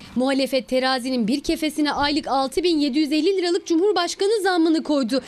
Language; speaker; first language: Turkish; native; Turkish